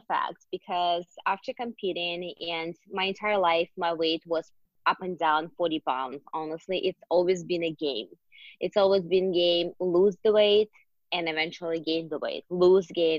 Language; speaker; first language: English; non-native, fluent; Russian